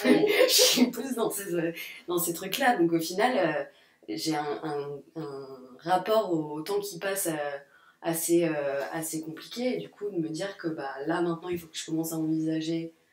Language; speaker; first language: French; native; French